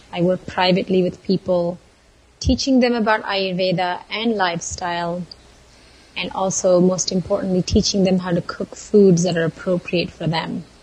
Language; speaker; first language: English; non-native, local second language; Kannada